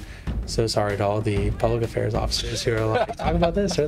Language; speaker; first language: English; native; English